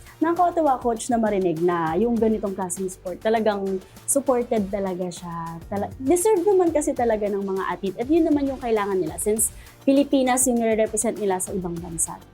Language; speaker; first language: Filipino; native; Filipino